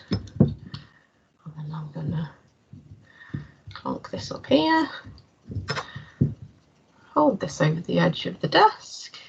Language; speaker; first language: English; native; English